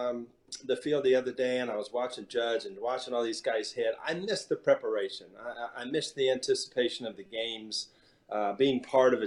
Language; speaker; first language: English; native; English